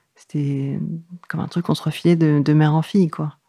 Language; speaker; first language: French; native; French